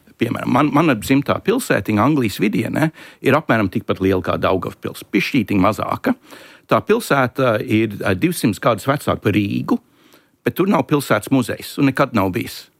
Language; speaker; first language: Latvian; early bilingual, heritage; Latvian